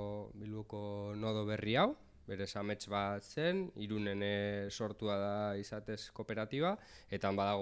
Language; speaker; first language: Basque; native; Basque